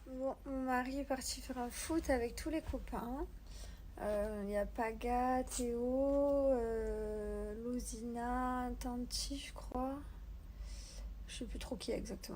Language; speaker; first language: French; native; French